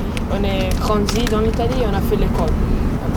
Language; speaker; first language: French; non-native, learner; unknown